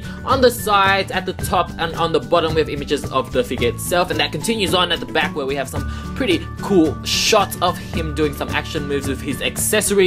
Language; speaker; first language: English; native; English